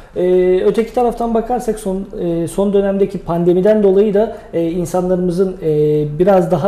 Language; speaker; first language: Turkish; native; Turkish